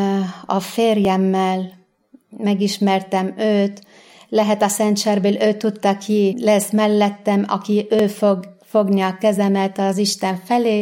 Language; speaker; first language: Hungarian; non-native, fluent; Arabic